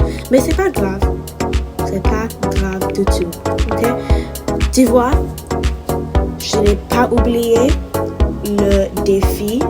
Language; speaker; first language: French; non-native, learner; English